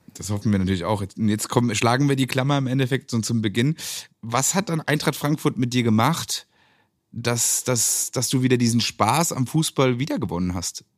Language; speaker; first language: German; native; German